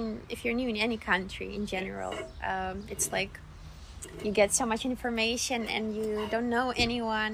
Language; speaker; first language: English; non-native, fluent; Russian